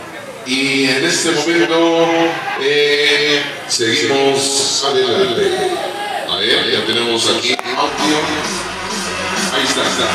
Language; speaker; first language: Spanish; native; Spanish